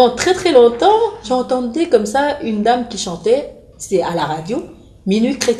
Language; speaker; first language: French; non-native, local second language; Lingala